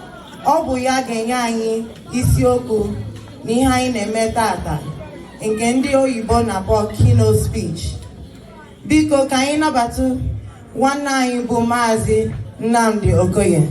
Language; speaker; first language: Igbo; early bilingual, heritage; Igbo